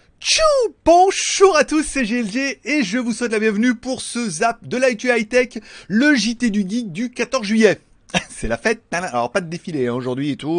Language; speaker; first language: French; native; French